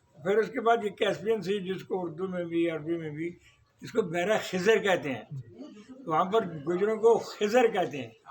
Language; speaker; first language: Urdu; non-native, local second language; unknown